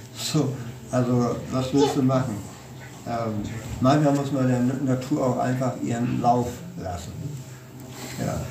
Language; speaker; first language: German; native; German